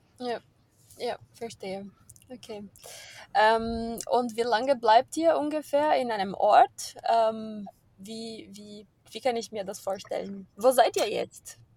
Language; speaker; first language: German; non-native, fluent; Portuguese